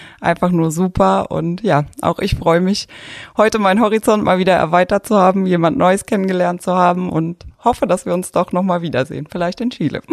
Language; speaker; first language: German; native; German